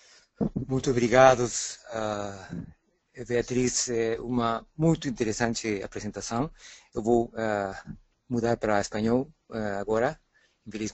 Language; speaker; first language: Portuguese; non-native, fluent; Spanish